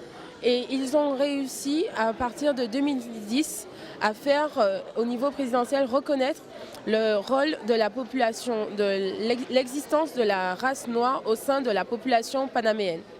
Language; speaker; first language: French; native; French